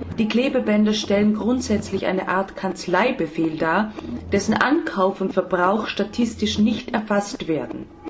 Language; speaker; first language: German; native; German